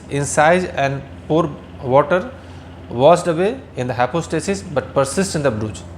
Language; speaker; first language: English; non-native, local second language; Hindi